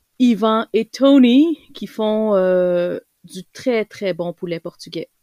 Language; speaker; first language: French; early bilingual, other home language; Spanish